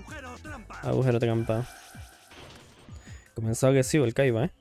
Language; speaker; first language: Spanish; native; Spanish